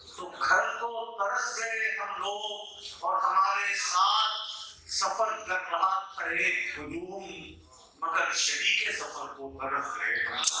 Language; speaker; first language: Urdu; native; Urdu